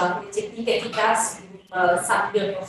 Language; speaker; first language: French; non-native, fluent; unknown